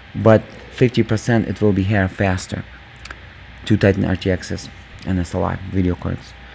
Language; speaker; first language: English; non-native, fluent; Russian